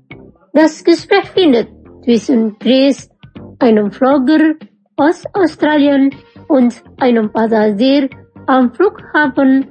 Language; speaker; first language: German; non-native, fluent; Indonesian